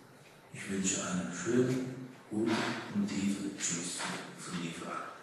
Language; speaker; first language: German; early bilingual, heritage; German